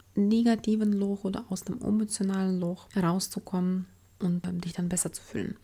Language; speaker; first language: German; non-native, fluent; Ukrainian